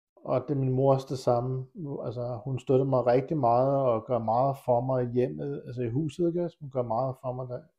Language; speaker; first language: Danish; early bilingual, other home language; Kurdish